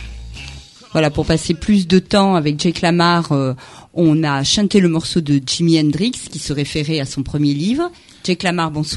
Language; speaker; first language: French; native; French